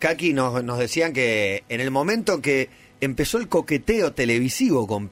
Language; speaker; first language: Spanish; native; Spanish